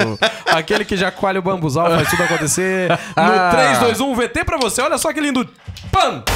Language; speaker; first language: Portuguese; native; Portuguese